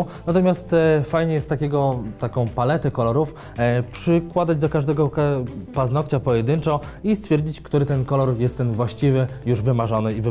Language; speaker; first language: Polish; native; Polish